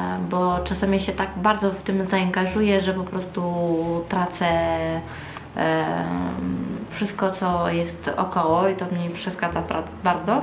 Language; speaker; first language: Polish; early bilingual, heritage; Polish